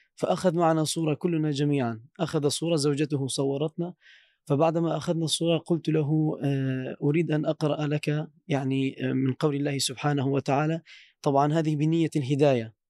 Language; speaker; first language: Arabic; non-native, fluent; Turkish